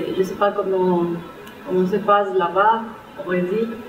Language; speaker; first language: French; non-native, fluent; Spanish